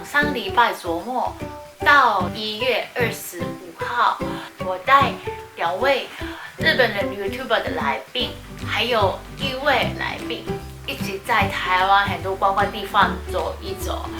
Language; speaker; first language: Chinese; non-native, fluent; Japanese